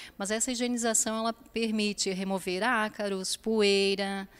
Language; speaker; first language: Portuguese; native; Portuguese